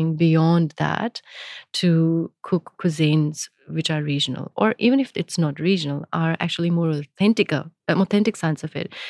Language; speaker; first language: English; non-native, local second language; Gujarati